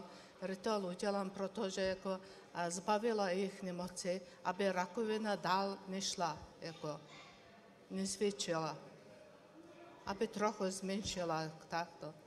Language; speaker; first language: Czech; non-native, learner; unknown